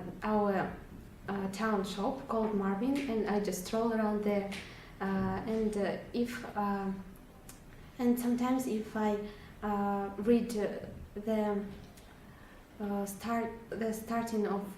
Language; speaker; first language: English; non-native, learner; Russian